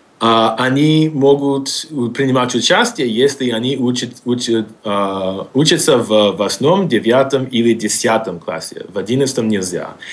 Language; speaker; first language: Russian; non-native, fluent; English